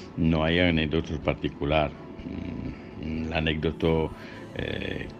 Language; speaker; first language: Spanish; non-native, learner; Italian